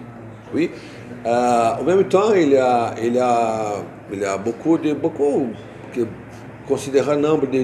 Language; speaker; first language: French; non-native, fluent; Portuguese